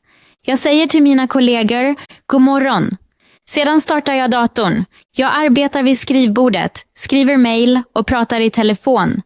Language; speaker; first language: Swedish; non-native, fluent; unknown